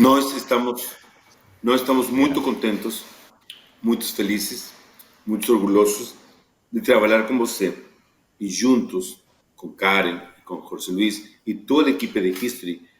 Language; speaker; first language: Portuguese; non-native, fluent; Spanish